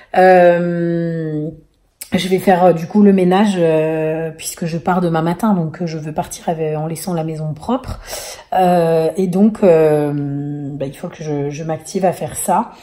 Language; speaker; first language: French; native; French